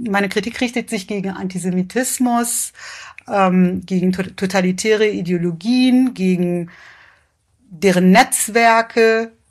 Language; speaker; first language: German; early bilingual, other home language; Persian